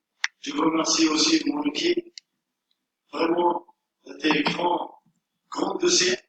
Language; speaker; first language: French; non-native, learner; Arabic